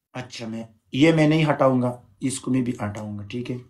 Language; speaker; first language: Urdu; non-native, learner; Pashto